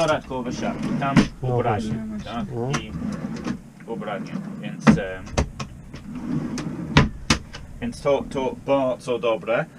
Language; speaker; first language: Polish; non-native, learner; English